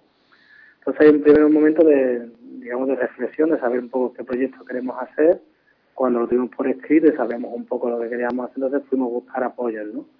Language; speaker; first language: Spanish; native; Spanish